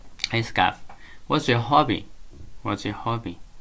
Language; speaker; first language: English; non-native, learner; Chinese